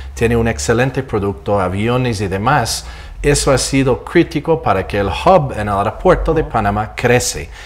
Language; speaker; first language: Spanish; non-native, fluent; English